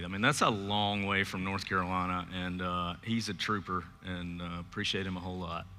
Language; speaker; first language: English; native; English